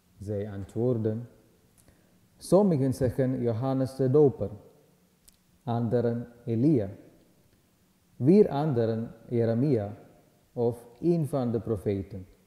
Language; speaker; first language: Dutch; non-native, learner; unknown